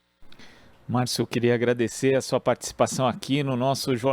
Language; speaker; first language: Portuguese; native; Portuguese